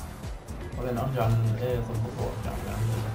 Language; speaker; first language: Arabic; native; Arabic